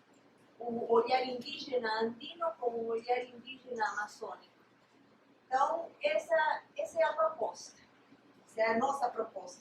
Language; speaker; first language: Portuguese; non-native, fluent; Spanish